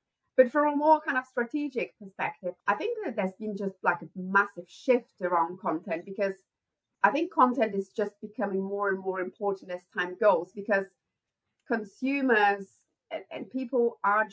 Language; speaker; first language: English; non-native, fluent; Portuguese